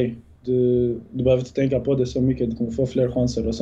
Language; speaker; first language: Swedish; early bilingual, other home language; Bosnian